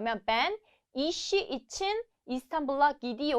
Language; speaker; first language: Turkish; non-native, fluent; Korean